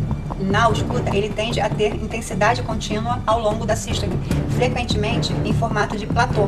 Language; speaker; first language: Portuguese; native; Portuguese